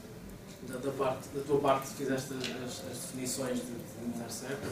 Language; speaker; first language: Portuguese; native; Portuguese